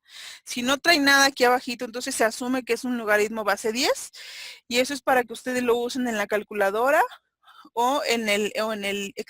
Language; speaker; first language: Spanish; native; Spanish